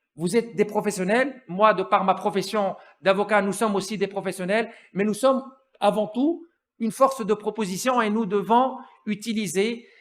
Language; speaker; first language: French; non-native, local second language; Arabic